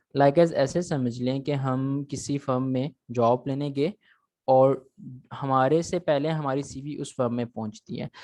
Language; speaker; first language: Urdu; native; Urdu